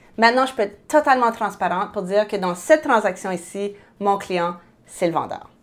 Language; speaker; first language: French; native; French